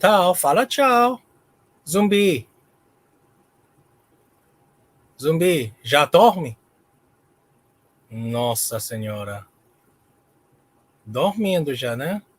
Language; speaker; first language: Portuguese; non-native, learner; English